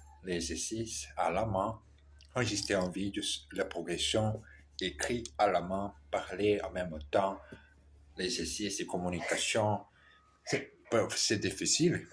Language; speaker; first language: French; non-native, learner; Portuguese